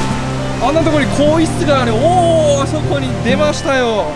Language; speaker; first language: Japanese; native; Japanese